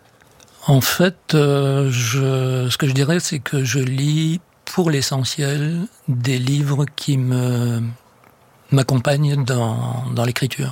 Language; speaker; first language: French; native; French